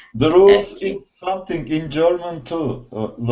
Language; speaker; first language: English; non-native, learner; Turkish